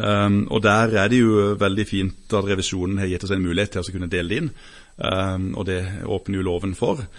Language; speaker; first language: Norwegian; native; Norwegian